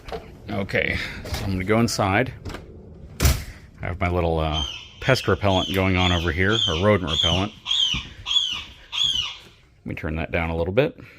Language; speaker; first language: English; native; English